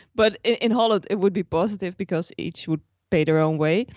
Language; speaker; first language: English; non-native, fluent; Dutch